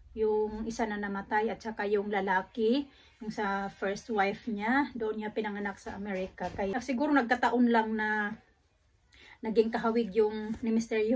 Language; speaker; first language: Filipino; native; Filipino